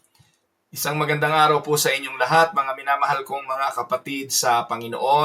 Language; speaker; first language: Filipino; native; Filipino